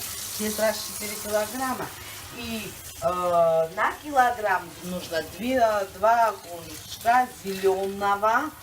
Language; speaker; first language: Russian; non-native, fluent; Georgian